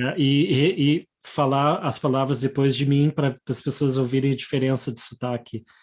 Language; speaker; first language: Portuguese; native; Portuguese